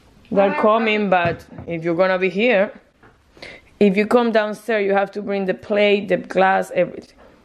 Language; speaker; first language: English; non-native, fluent; Spanish